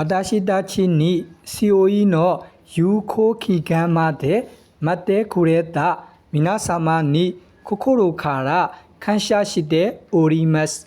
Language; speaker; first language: Japanese; non-native, learner; Burmese